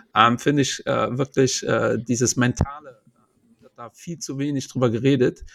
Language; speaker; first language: German; early bilingual, other home language; Portuguese